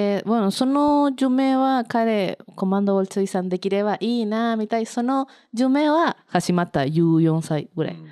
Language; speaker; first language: Japanese; non-native, learner; Spanish